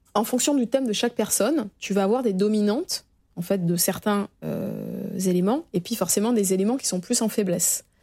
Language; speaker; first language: French; native; French